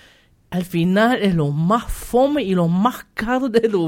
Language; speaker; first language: Spanish; non-native, fluent; German